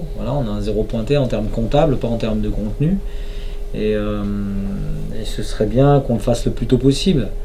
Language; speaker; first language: French; native; French